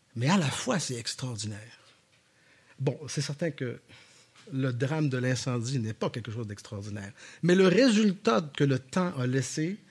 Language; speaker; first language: French; native; French